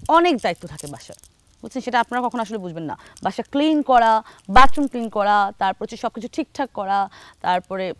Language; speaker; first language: Bangla; native; Bangla